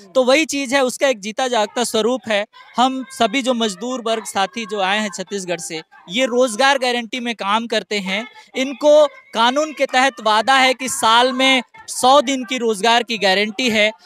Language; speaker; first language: Hindi; native; Hindi